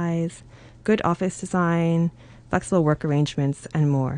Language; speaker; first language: English; non-native, local second language; Cantonese